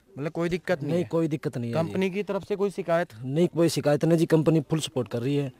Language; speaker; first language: Hindi; non-native, local second language; Marathi